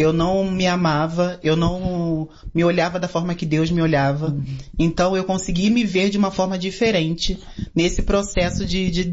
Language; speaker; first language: Portuguese; native; Portuguese